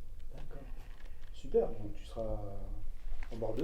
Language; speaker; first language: French; native; French